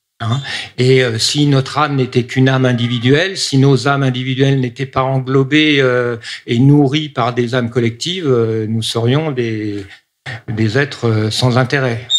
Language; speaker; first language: French; native; French